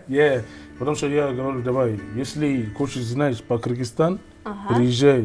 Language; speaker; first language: Russian; non-native, learner; English